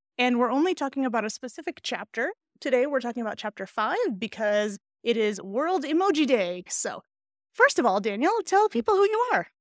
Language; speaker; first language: English; native; English